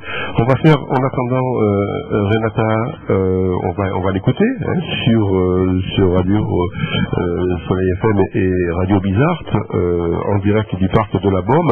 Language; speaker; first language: French; native; French